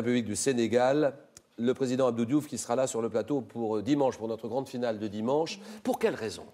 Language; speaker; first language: French; native; French